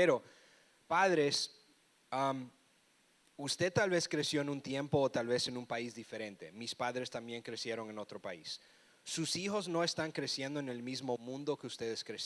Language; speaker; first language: Spanish; early bilingual, heritage; Spanish